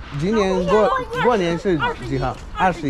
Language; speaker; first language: Chinese; non-native, learner; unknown